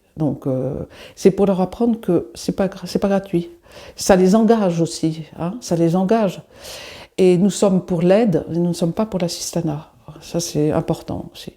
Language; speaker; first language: French; native; French